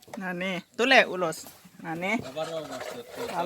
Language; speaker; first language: Finnish; non-native, learner; Thai